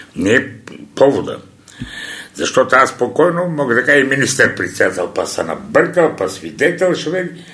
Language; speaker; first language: Bulgarian; non-native, local second language; Turkish